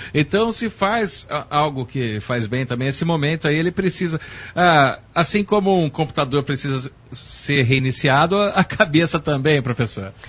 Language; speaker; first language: Portuguese; native; Portuguese